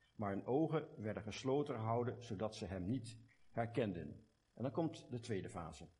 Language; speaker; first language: Dutch; native; Dutch